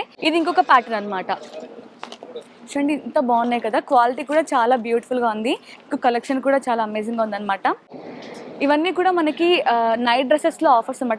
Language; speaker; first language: Telugu; native; Telugu